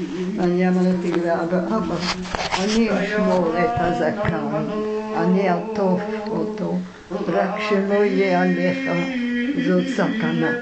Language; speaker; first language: Hebrew; non-native, fluent; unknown